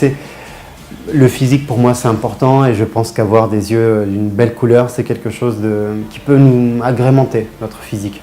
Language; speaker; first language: French; native; French